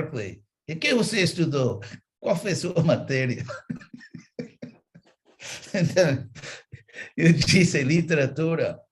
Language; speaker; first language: Portuguese; non-native, fluent; English